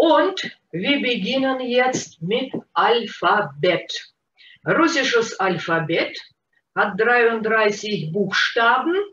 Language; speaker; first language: German; non-native, fluent; Russian